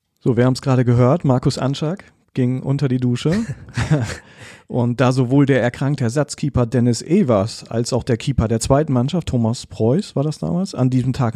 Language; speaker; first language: German; native; German